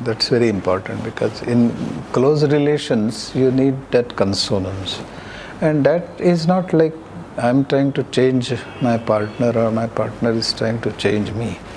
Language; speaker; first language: English; non-native, local second language; Marathi